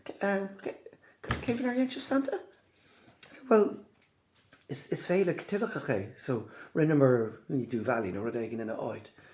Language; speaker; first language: Irish; native; Irish